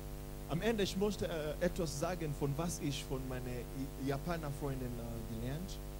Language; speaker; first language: German; non-native, learner; English